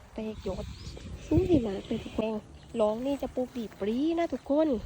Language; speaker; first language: Thai; non-native, local second language; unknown